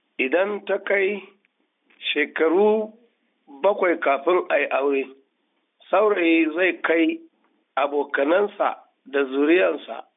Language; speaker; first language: Hausa; non-native, local second language; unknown